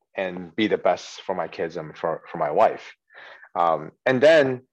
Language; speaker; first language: English; early bilingual, other home language; Chinese